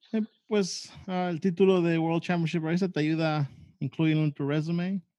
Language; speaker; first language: Spanish; native; Spanish